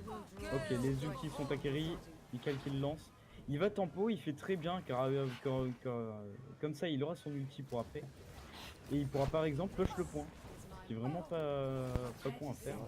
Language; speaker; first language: French; native; French